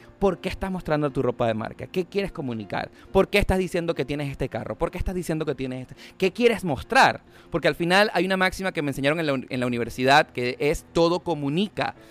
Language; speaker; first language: Spanish; native; Spanish